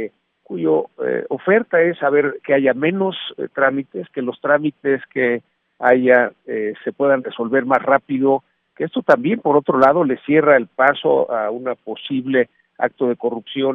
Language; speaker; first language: Spanish; native; Spanish